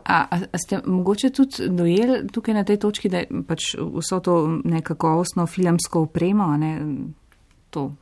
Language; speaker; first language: Slovenian; native; Slovenian